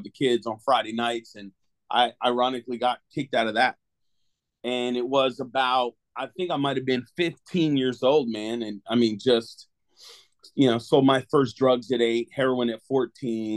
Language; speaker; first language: English; native; English